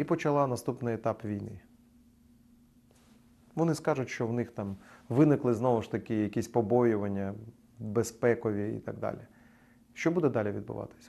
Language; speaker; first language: Ukrainian; native; Ukrainian